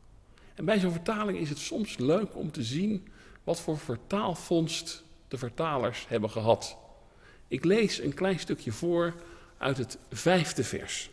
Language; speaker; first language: Dutch; native; Dutch